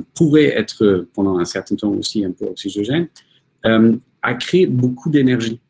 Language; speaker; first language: French; non-native, fluent; German